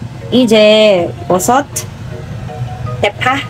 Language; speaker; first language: Korean; non-native, learner; Filipino